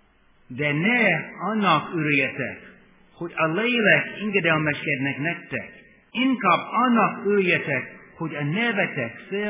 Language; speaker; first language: Hungarian; non-native, fluent; English